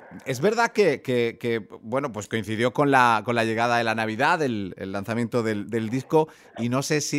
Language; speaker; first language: Spanish; native; Spanish